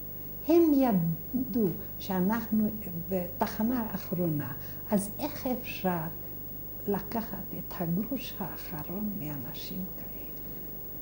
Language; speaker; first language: Hebrew; non-native, fluent; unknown